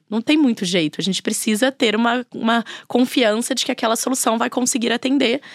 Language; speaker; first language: Portuguese; native; Portuguese